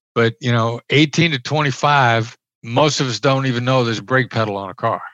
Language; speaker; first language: English; native; English